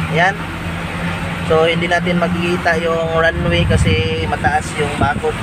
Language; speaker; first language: Filipino; non-native, local second language; Cebuano